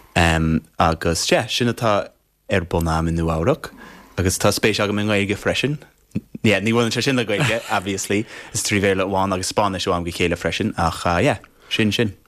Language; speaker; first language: Irish; non-native, fluent; English